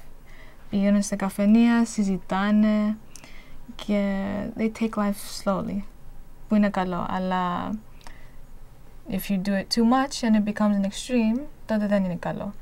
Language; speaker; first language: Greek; early bilingual, heritage; Greek